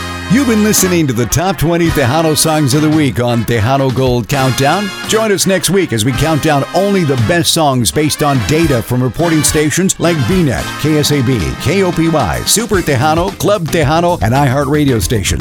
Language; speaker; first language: English; early bilingual, other home language; Spanish